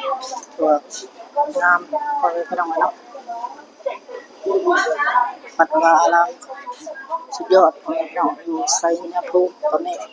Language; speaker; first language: Thai; non-native, local second language; Northeastern Thai